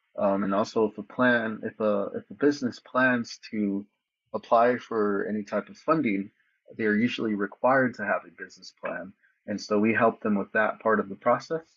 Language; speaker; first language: English; native; English